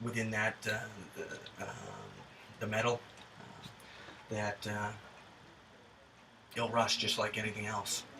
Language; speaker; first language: English; native; English